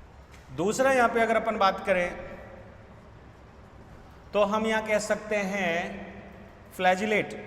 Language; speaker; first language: Hindi; native; Hindi